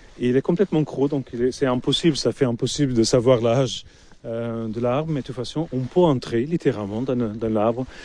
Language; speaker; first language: French; non-native, fluent; Portuguese